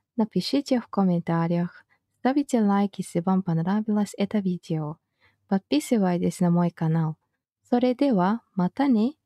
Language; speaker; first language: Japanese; native; Japanese